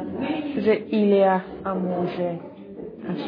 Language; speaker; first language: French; non-native, learner; English